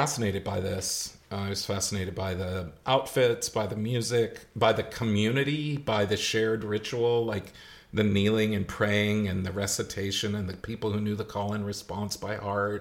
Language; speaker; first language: English; native; English